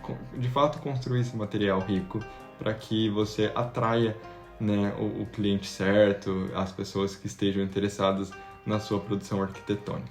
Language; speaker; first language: Portuguese; native; Portuguese